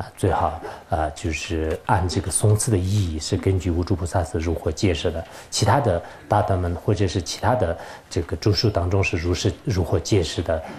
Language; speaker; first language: Chinese; non-native, local second language; Tibetan